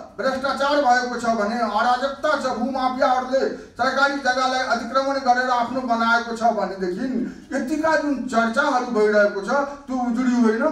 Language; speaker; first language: Nepali; non-native, local second language; Maithili